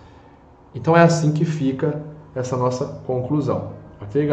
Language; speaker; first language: Portuguese; native; Portuguese